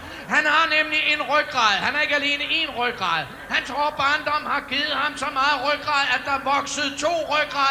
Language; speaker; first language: Danish; native; Danish